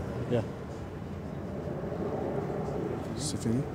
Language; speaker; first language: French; non-native, local second language; English